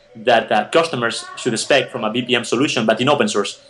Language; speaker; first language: English; non-native, fluent; Spanish